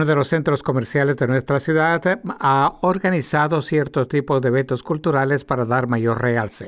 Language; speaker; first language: Spanish; native; Spanish